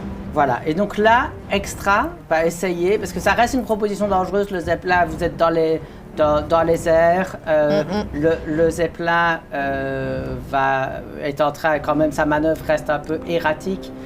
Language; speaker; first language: French; native; French